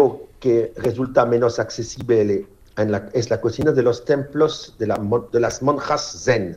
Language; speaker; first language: Spanish; non-native, fluent; French